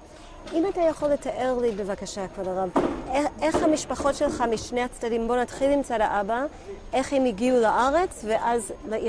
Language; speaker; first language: Hebrew; native; Hebrew